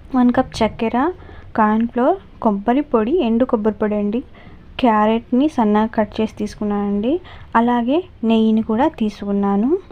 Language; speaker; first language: Telugu; non-native, local second language; Urdu